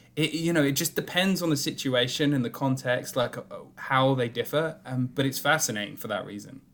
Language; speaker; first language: English; native; English